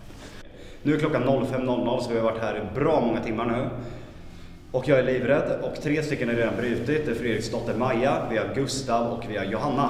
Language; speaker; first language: Swedish; native; Swedish